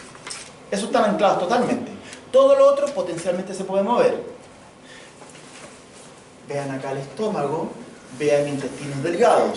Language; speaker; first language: Spanish; native; Spanish